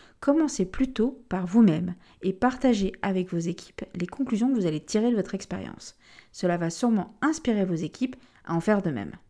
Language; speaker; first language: French; native; French